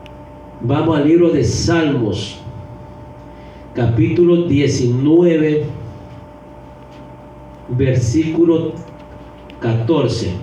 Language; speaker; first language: Spanish; native; Spanish